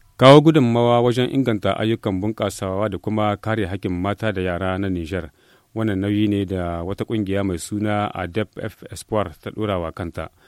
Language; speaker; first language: Hausa; native; Hausa